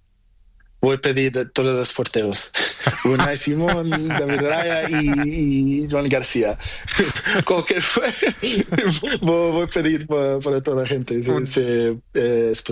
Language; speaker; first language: Spanish; non-native, learner; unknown